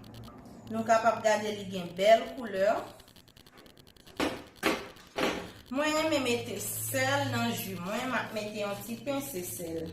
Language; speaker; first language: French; non-native, learner; Haitian Creole